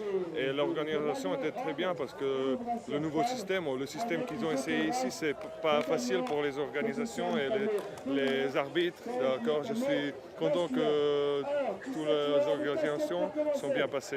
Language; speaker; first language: French; non-native, fluent; Czech